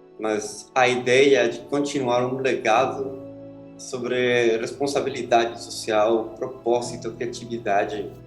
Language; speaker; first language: Portuguese; non-native, fluent; Spanish